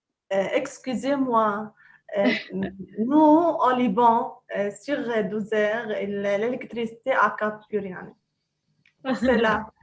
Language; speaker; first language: French; non-native, local second language; Arabic